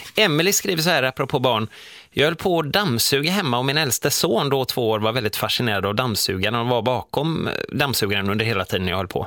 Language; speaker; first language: Swedish; native; Swedish